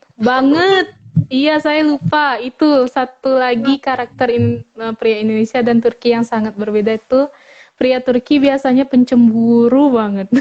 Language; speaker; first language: Indonesian; native; Indonesian